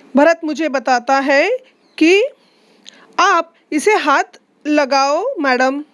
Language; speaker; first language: Hindi; non-native, local second language; Marathi